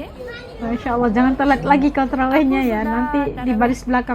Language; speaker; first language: Indonesian; native; Indonesian